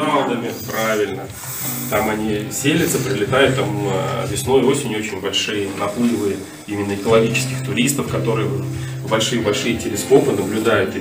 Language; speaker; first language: Russian; native; Russian